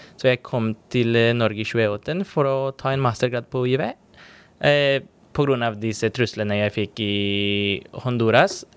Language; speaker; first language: Norwegian; non-native, fluent; Spanish